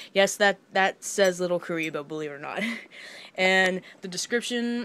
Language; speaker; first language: English; native; English